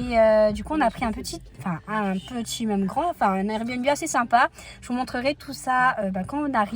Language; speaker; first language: French; native; French